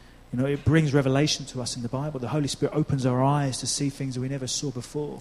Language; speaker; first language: English; native; English